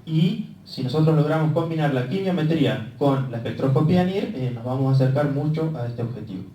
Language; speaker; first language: Spanish; native; Spanish